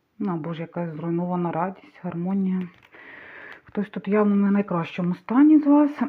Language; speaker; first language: Ukrainian; non-native, local second language; Russian